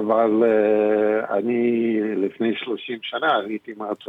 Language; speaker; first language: Hebrew; non-native, fluent; English